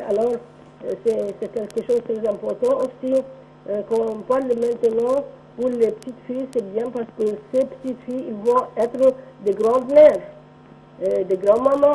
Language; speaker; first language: French; non-native, local second language; Arabic